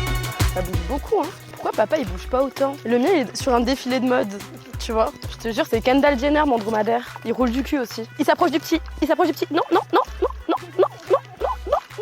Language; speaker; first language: French; native; French